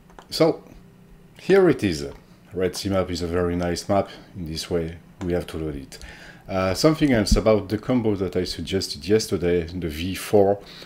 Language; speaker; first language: English; non-native, fluent; French